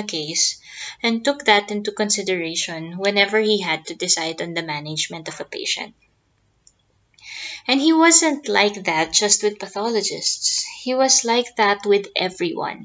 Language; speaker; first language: English; non-native, local second language; Filipino